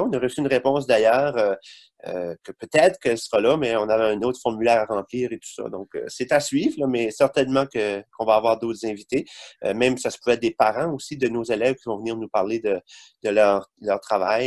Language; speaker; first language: French; native; French